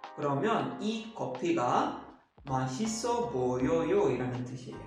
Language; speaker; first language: Korean; non-native, fluent; Spanish